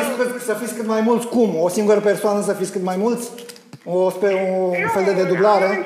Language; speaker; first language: Romanian; native; Romanian